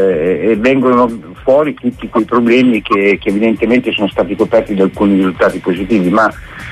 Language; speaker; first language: Italian; native; Italian